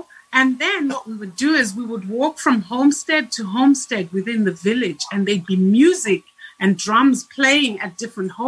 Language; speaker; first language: English; non-native, local second language; Shona